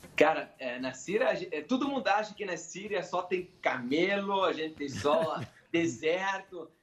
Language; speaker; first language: Portuguese; non-native, fluent; Arabic